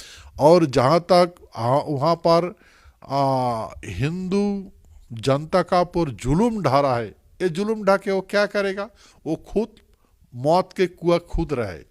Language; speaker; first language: Hindi; non-native, local second language; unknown